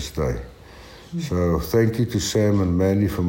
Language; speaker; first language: English; native; English